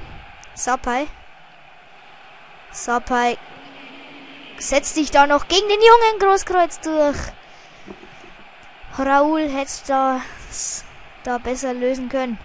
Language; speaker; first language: German; native; German